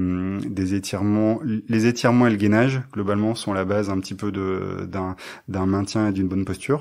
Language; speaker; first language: French; native; French